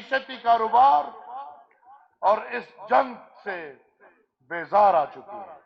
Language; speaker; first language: Urdu; non-native, local second language; Pashto